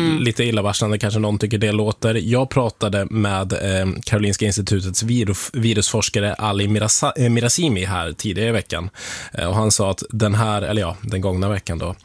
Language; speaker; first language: Swedish; native; Swedish